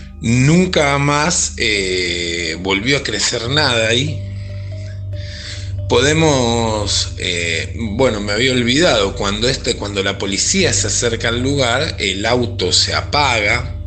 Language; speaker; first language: Spanish; native; Spanish